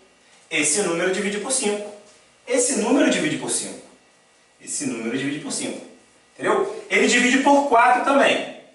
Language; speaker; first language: Portuguese; native; Portuguese